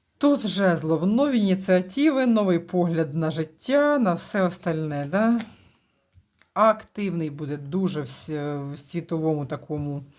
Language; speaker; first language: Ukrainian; non-native, local second language; Russian